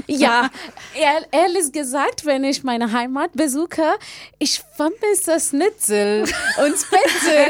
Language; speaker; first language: German; non-native, fluent; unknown